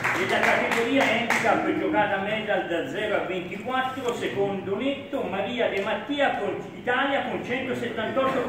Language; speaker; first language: Italian; native; Italian